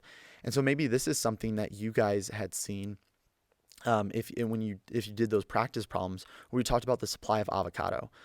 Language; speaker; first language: English; native; English